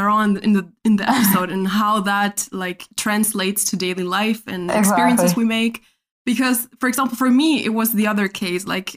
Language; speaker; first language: English; non-native, fluent; Spanish